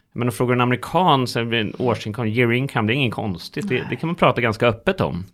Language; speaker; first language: Swedish; native; Swedish